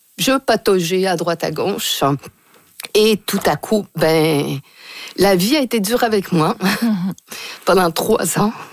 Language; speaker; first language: French; native; French